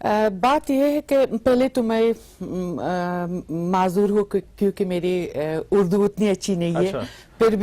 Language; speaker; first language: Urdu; non-native, learner; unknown